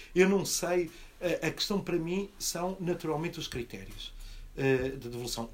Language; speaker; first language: Portuguese; native; Portuguese